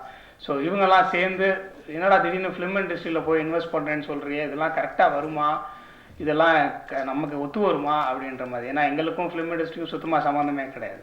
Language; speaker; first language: Tamil; native; Tamil